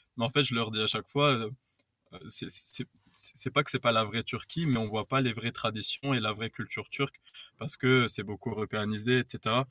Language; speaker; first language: French; native; French